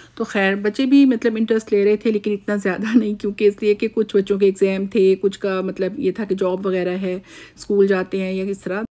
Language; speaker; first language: Urdu; native; Urdu